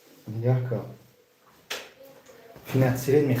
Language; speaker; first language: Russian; non-native, fluent; Tajik